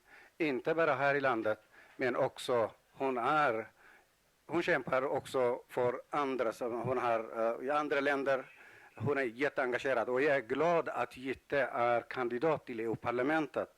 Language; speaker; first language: Swedish; non-native, fluent; Tigrinya